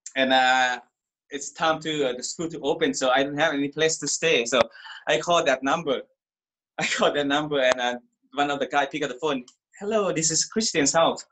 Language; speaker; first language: English; non-native, learner; Thai